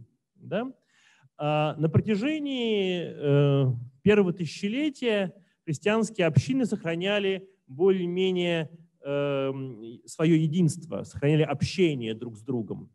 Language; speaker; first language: Russian; native; Russian